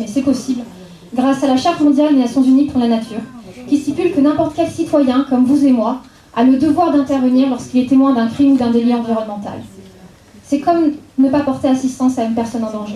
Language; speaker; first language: French; native; French